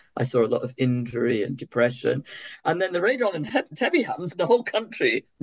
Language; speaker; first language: English; native; English